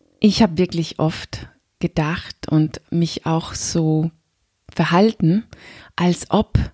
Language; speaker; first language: German; non-native, fluent; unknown